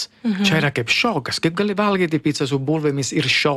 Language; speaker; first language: Lithuanian; non-native, learner; Italian